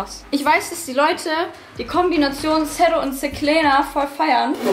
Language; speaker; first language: German; native; German